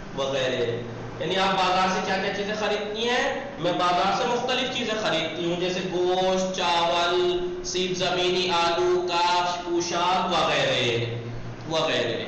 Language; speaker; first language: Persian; non-native, fluent; Urdu